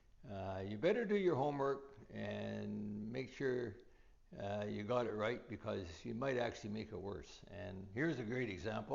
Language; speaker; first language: English; native; English